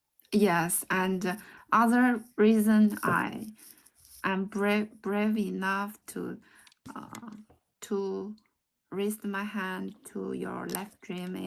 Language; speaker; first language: English; non-native, learner; Chinese